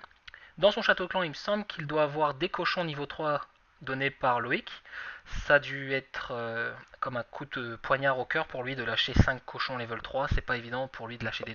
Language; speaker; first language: French; native; French